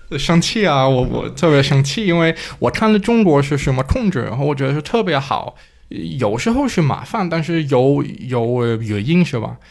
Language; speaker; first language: Chinese; non-native, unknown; Danish